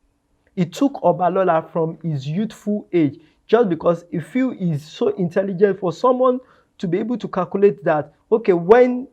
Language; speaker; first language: English; non-native, local second language; Yoruba